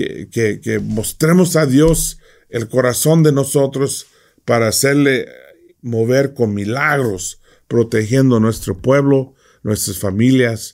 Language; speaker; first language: Spanish; non-native, fluent; English